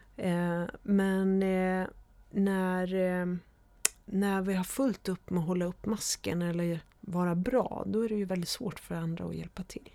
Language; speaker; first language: Swedish; native; Swedish